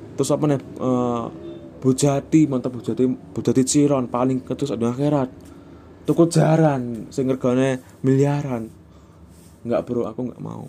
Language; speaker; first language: Indonesian; non-native, local second language; Javanese